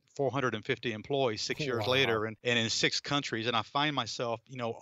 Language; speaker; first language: English; native; English